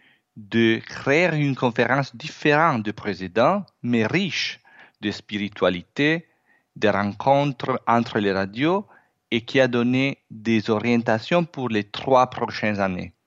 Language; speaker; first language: French; non-native, fluent; Italian